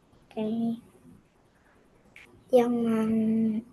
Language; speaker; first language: Indonesian; native; Indonesian